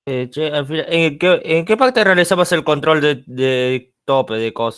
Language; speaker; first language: Spanish; native; Spanish